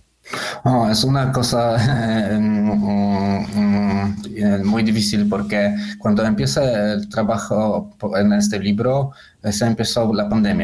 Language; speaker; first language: Spanish; non-native, learner; Polish